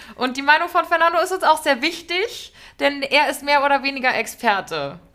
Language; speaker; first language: German; native; German